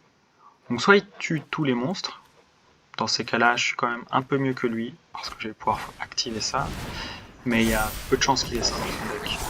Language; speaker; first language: French; native; French